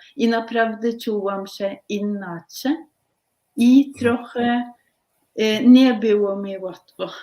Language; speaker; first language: Polish; non-native, learner; Norwegian